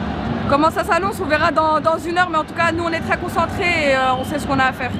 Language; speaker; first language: French; native; French